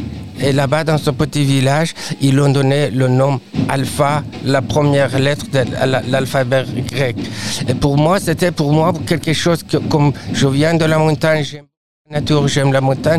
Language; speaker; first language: French; non-native, fluent; Persian